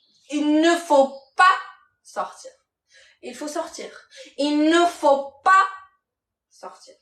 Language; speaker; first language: French; non-native, local second language; Arabic